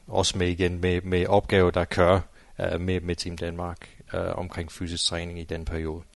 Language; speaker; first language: Danish; non-native, fluent; English